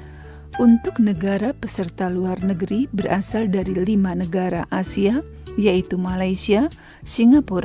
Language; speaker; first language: Indonesian; native; Indonesian